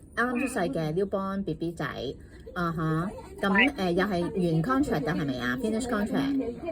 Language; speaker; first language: Cantonese; native; Cantonese